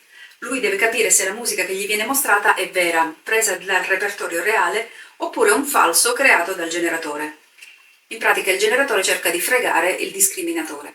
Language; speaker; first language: Italian; native; Italian